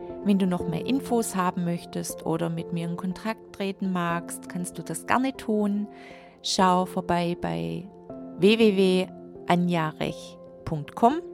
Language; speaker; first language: German; native; German